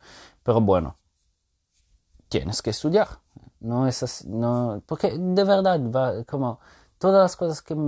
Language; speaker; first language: Spanish; non-native, fluent; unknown